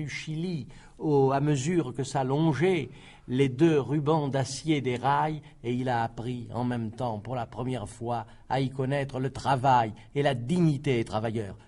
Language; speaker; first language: French; native; French